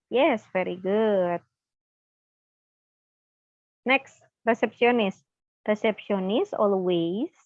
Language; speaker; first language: English; non-native, fluent; Indonesian